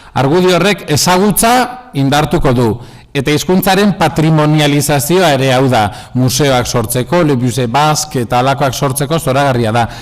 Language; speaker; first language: Basque; non-native, local second language; Spanish